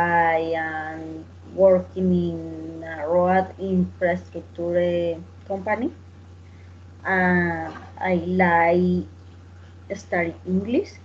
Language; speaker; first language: English; non-native, learner; Spanish